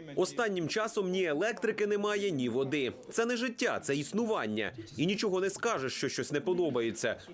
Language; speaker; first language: Ukrainian; non-native, fluent; Arabic